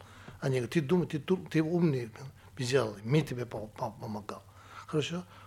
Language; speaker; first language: Russian; non-native, learner; Tibetan